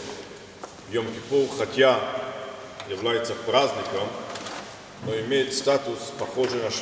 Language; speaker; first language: Russian; non-native, fluent; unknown